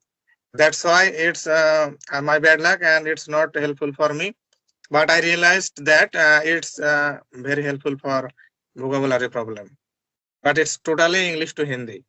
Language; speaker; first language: English; non-native, learner; Bangla